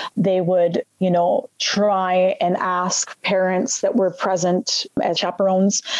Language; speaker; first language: English; native; English